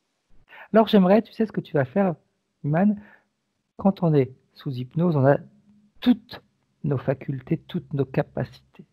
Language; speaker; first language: French; native; French